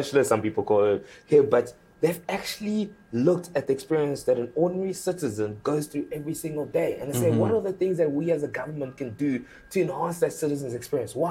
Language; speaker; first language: English; early bilingual, other home language; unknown